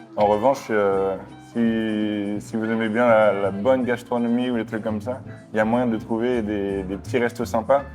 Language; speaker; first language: French; native; French